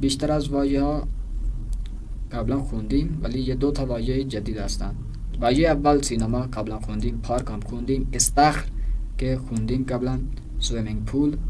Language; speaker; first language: Persian; non-native, fluent; Urdu